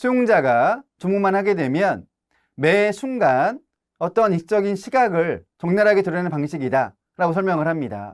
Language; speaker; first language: Korean; native; Korean